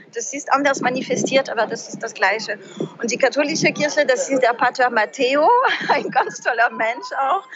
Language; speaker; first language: German; non-native, fluent; French